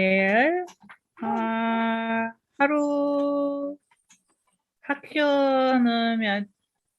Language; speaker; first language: Korean; non-native, learner; English